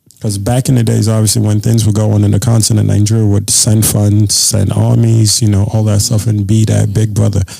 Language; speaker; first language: English; non-native, local second language; Yoruba